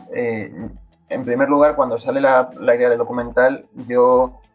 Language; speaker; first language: Spanish; native; Spanish